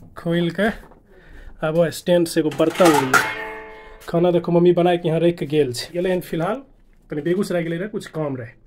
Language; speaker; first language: Maithili; native; Maithili